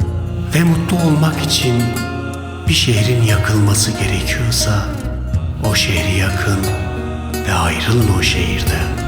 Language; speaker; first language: Turkish; native; Turkish